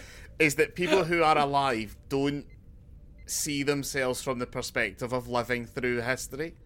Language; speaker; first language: English; native; English